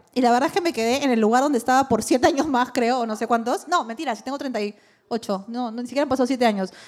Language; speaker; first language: Spanish; native; Spanish